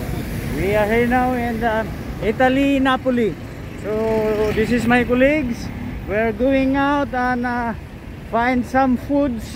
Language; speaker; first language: English; non-native, local second language; Filipino